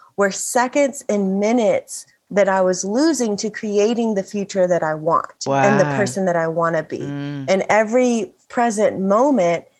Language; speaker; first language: English; native; English